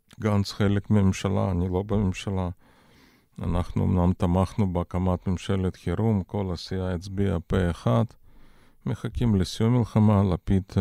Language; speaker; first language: Hebrew; non-native, fluent; Russian